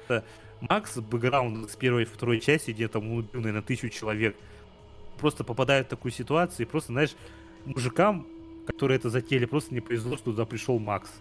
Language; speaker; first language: Russian; native; Russian